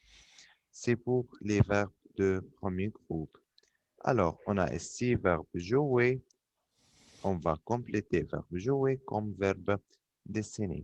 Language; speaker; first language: French; non-native, fluent; Arabic